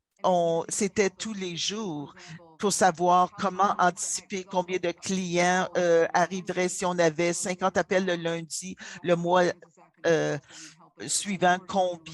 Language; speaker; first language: French; non-native, fluent; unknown